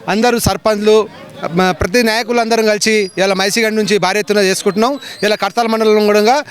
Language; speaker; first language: Telugu; non-native, local second language; Lambadi